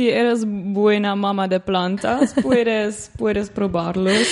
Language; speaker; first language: Spanish; non-native, learner; Dutch